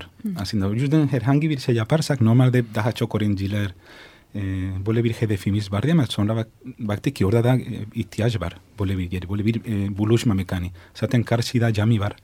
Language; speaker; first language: Turkish; non-native, fluent; Spanish